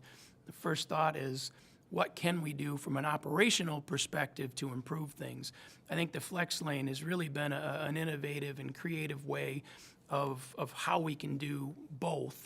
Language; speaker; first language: English; native; English